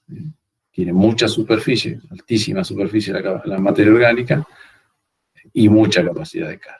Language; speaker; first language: Spanish; native; Spanish